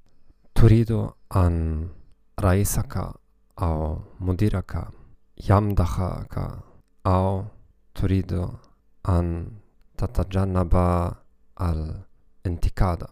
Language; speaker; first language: Arabic; non-native, learner; German